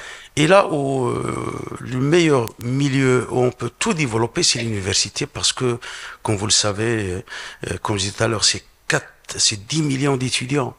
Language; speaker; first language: French; non-native, local second language; Arabic